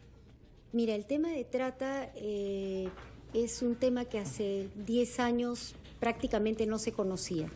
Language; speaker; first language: Spanish; native; Spanish